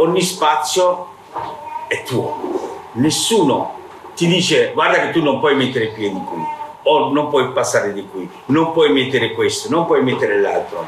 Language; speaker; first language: Italian; non-native, fluent; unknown